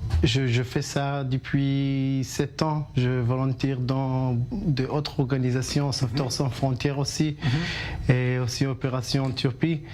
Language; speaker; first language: French; non-native, learner; Hebrew